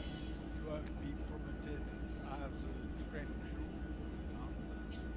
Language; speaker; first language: English; non-native, learner; French